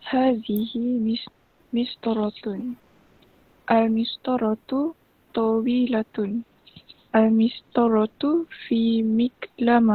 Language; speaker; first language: Arabic; non-native, learner; Malay